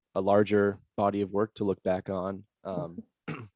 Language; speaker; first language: English; native; English